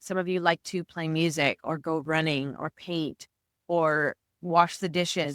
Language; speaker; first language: English; native; English